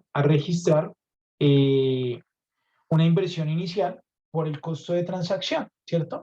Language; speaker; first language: Spanish; native; Spanish